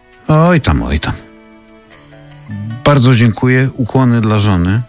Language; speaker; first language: Polish; native; Polish